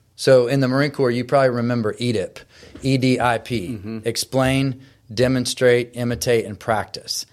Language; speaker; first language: English; native; English